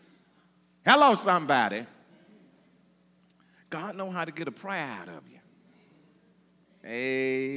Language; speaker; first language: English; native; English